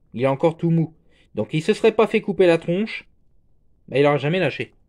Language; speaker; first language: French; native; French